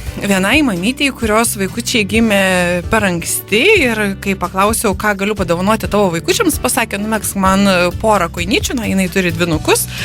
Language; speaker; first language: Lithuanian; native; Lithuanian